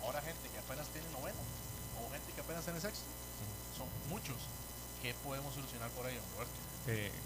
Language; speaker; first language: Spanish; native; Spanish